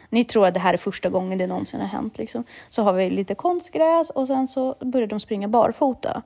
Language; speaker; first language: Swedish; early bilingual, other home language; Russian